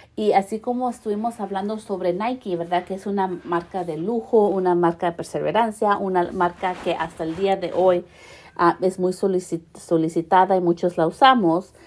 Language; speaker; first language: Spanish; early bilingual, heritage; Spanish